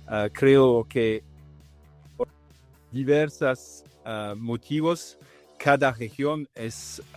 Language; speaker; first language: Spanish; non-native, fluent; Italian